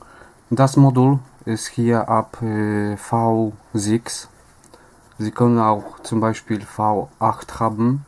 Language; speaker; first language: German; non-native, learner; Polish